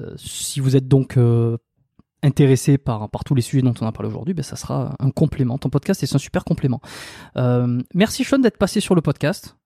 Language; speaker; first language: French; native; French